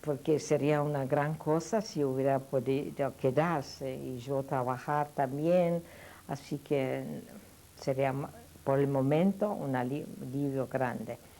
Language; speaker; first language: Spanish; non-native, fluent; Yiddish